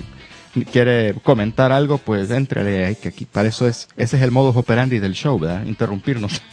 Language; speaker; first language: Spanish; native; Spanish